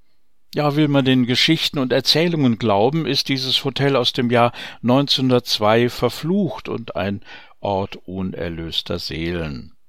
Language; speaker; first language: German; native; German